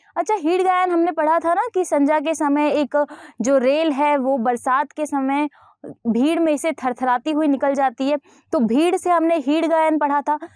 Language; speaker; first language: Hindi; native; Hindi